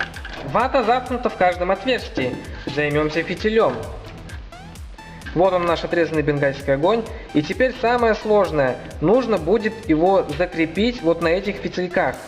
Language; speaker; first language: Russian; native; Russian